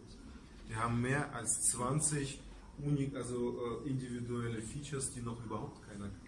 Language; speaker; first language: German; non-native, fluent; Russian